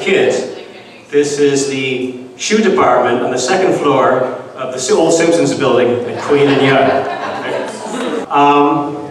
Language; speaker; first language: English; native; English